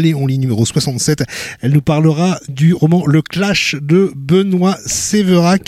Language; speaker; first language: French; native; French